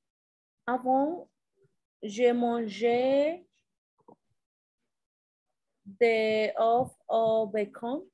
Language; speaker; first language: French; non-native, learner; Spanish